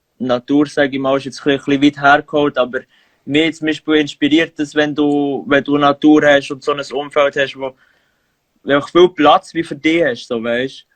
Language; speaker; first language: German; native; German